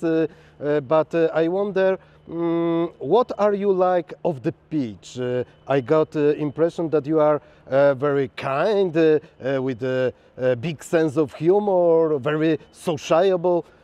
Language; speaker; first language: English; non-native, fluent; Polish